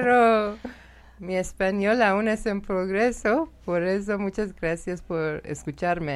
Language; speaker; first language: Spanish; non-native, learner; Persian